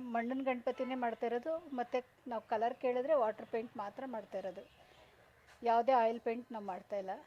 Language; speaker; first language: Kannada; native; Kannada